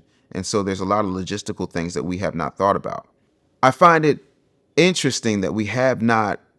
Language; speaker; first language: English; native; English